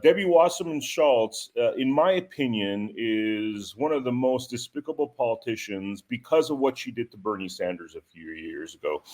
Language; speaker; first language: English; native; English